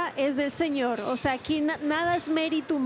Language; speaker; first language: Spanish; native; Spanish